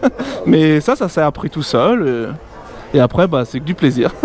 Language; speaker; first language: French; native; French